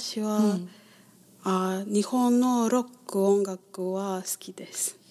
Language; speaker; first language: Japanese; non-native, learner; English